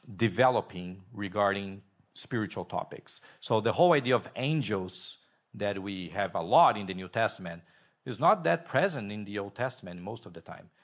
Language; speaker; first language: English; non-native, fluent; Portuguese